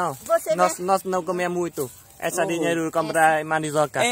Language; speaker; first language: Portuguese; non-native, learner; Vietnamese